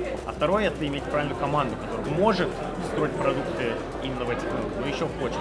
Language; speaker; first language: Russian; early bilingual, heritage; Russian